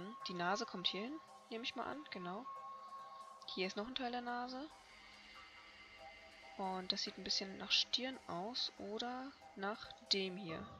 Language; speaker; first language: German; native; German